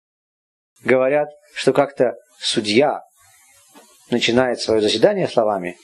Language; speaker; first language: Russian; native; Russian